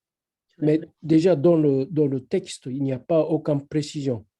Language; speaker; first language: French; non-native, fluent; Japanese